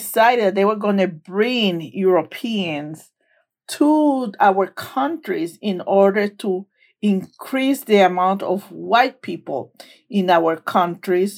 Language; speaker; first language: English; non-native, fluent; Spanish